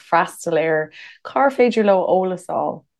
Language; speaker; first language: Irish; non-native, learner; English